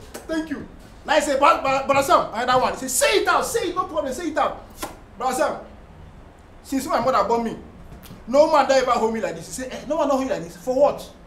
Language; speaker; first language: Nigerian Pidgin; non-native, local second language; Hausa